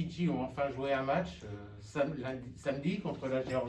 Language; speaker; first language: French; native; French